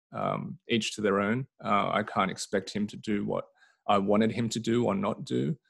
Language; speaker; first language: English; native; English